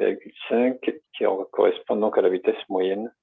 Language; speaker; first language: French; native; French